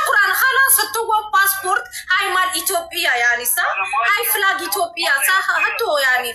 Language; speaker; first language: Arabic; non-native, learner; Amharic